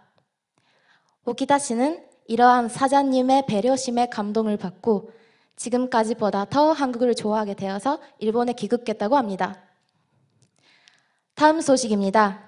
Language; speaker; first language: Korean; non-native, fluent; Japanese